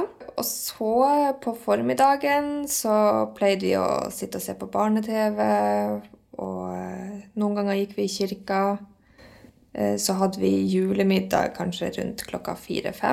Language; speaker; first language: Norwegian; native; Norwegian